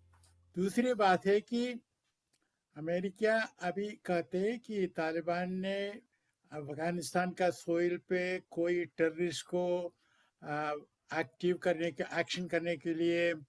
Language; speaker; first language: Hindi; non-native, local second language; Malayalam